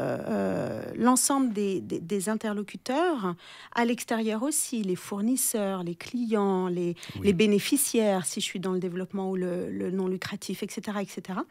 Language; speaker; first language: French; native; French